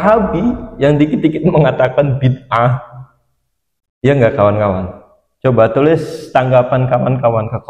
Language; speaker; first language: Indonesian; native; Indonesian